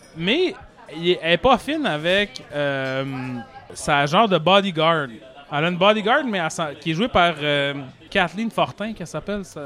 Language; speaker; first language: French; native; French